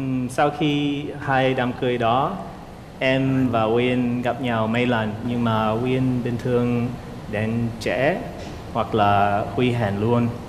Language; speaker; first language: Vietnamese; non-native, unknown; English